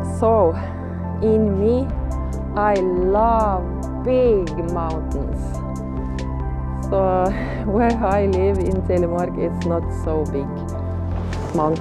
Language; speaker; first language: English; non-native, learner; Norwegian